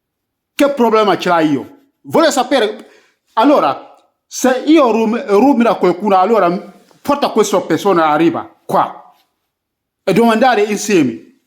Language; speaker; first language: Italian; non-native, learner; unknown